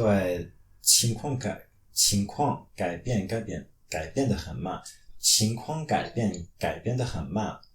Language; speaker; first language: Chinese; non-native, fluent; French